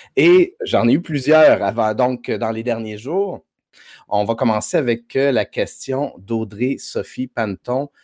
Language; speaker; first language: French; native; French